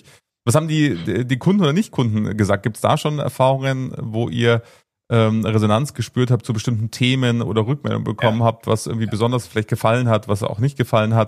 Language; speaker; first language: German; native; German